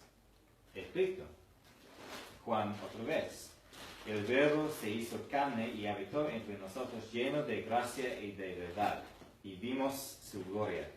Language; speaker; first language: Spanish; non-native, fluent; English